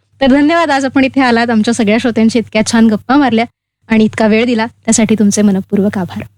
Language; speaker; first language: Marathi; native; Marathi